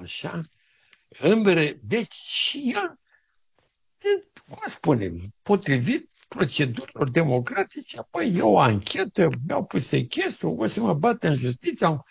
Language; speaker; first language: Romanian; native; Romanian